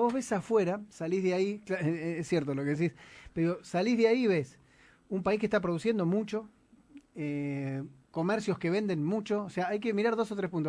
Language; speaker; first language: Spanish; native; Spanish